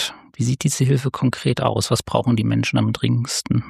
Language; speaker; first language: German; native; German